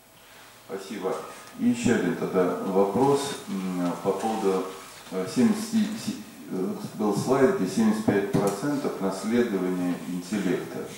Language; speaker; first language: Russian; native; Russian